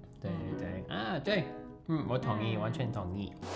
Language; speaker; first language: Chinese; non-native, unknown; English